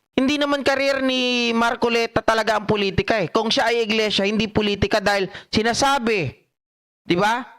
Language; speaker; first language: Filipino; non-native, local second language; Iloko